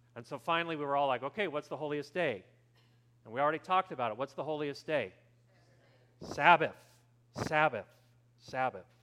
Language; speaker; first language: English; native; English